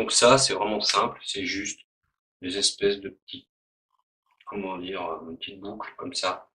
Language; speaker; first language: French; native; French